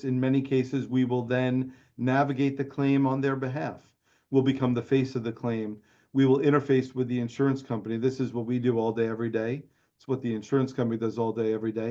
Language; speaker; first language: English; native; English